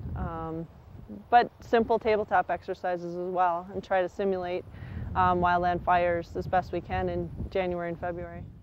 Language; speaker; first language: English; native; English